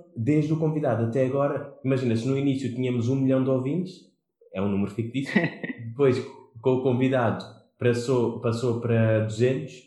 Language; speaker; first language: Portuguese; non-native, local second language; Kabuverdianu